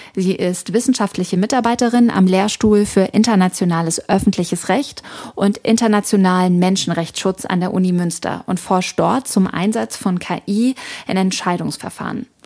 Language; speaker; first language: German; native; German